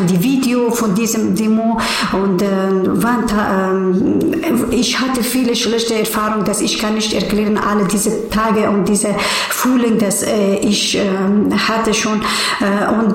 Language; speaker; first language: German; non-native, learner; Persian